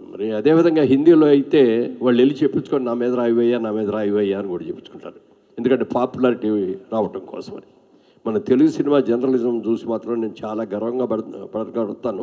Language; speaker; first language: Telugu; native; Telugu